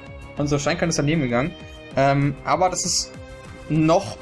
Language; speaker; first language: German; native; German